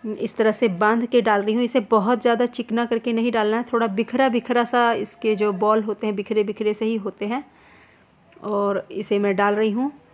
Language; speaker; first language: Hindi; native; Hindi